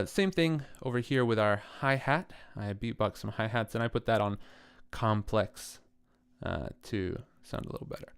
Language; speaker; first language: English; native; English